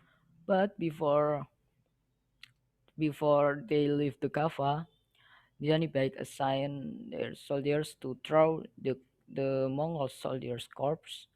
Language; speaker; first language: English; non-native, learner; Indonesian